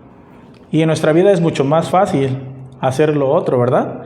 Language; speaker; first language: Spanish; native; Spanish